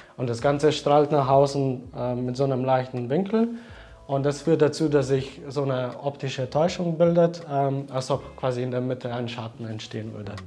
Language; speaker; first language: German; non-native, fluent; Slovenian